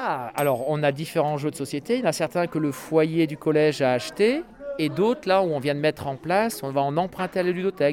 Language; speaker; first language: French; native; French